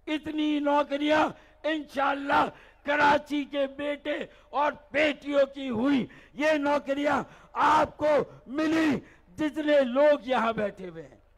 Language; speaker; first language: Urdu; native; Urdu